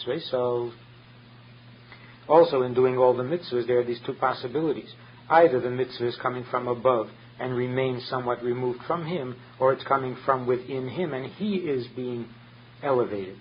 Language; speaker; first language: English; native; English